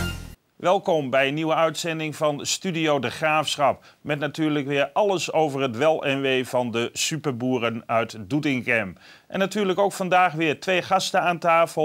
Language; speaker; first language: Dutch; native; Dutch